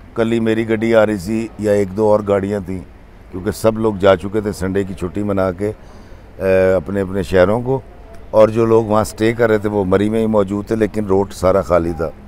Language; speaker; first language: Urdu; non-native, local second language; Punjabi